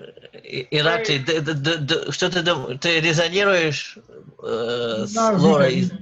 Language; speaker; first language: Russian; native; Russian